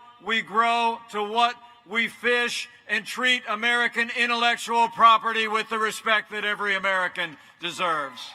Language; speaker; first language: English; native; English